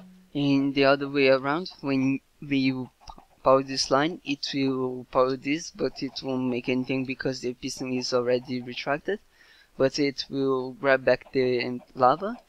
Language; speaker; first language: English; non-native, fluent; Portuguese